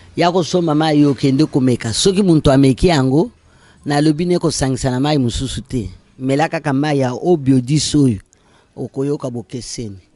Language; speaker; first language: Lingala; native; Lingala